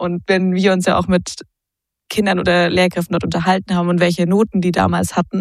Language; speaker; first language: German; native; German